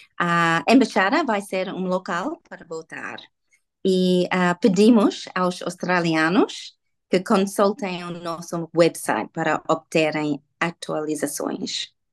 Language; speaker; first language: Portuguese; non-native, learner; English